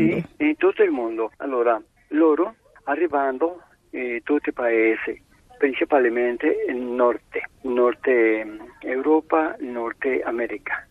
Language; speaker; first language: Italian; non-native, learner; Spanish